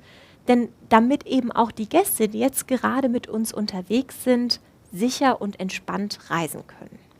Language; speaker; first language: German; native; German